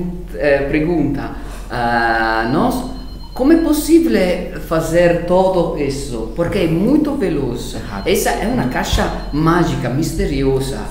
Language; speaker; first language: Portuguese; non-native, learner; Italian